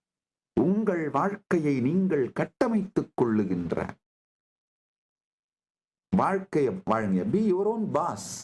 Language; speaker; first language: Tamil; native; Tamil